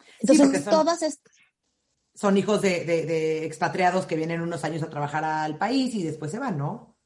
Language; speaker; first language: Spanish; native; Spanish